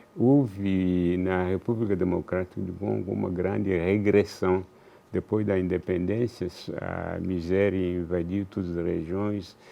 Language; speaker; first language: Portuguese; non-native, fluent; Luba-Lulua